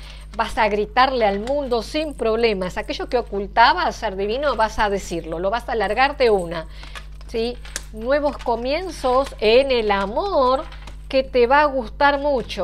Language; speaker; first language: Spanish; native; Spanish